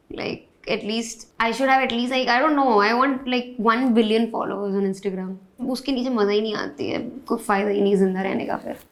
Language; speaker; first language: Hindi; native; Hindi